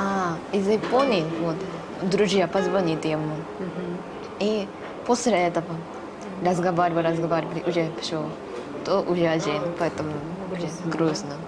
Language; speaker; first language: Russian; non-native, learner; Japanese